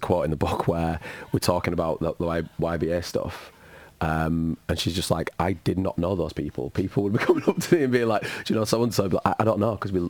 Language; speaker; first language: English; native; English